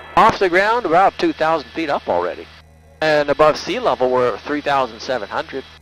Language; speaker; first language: English; native; English